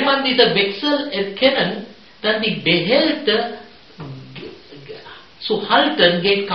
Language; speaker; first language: German; non-native, fluent; Sinhala